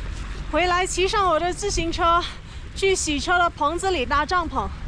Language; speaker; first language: Chinese; native; Chinese